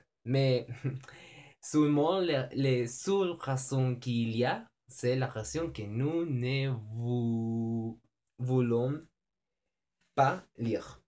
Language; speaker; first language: French; non-native, learner; Spanish